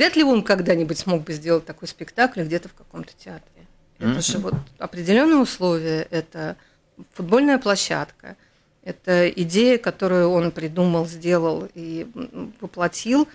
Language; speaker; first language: Russian; native; Russian